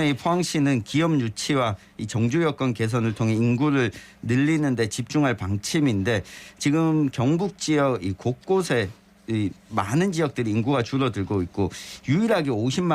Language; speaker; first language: Korean; native; Korean